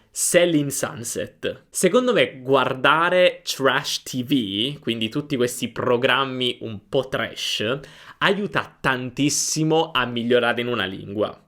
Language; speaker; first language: Italian; native; Italian